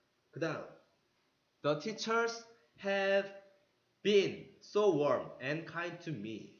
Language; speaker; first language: English; non-native, fluent; Korean